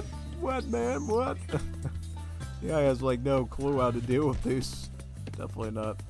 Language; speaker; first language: English; native; English